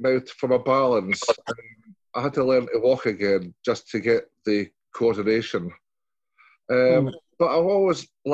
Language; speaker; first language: English; native; English